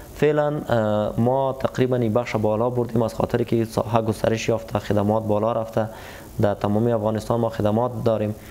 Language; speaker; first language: Persian; non-native, local second language; Pashto